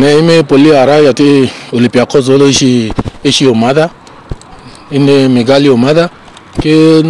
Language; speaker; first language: Greek; non-native, learner; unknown